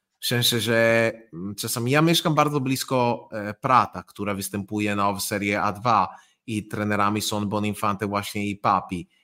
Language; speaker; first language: Polish; non-native, fluent; Italian